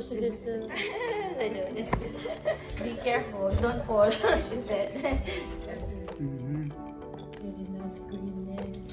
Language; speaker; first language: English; non-native, learner; Japanese